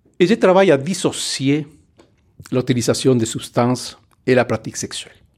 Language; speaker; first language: French; non-native, fluent; Spanish